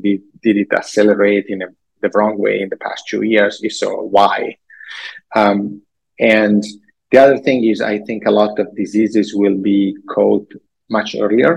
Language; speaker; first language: English; non-native, fluent; Italian